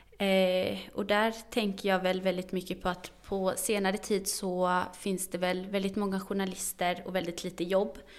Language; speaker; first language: Swedish; early bilingual, other home language; Arabic